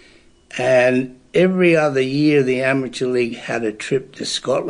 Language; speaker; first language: English; native; English